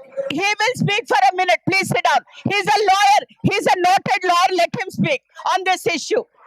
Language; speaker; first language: English; non-native, local second language; Telugu